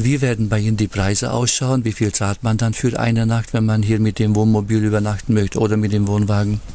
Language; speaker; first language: German; native; German